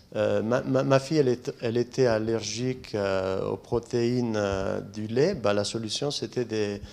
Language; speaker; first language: French; non-native, fluent; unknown